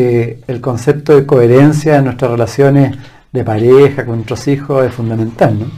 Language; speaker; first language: Spanish; native; Spanish